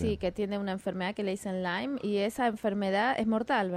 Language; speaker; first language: Spanish; native; Spanish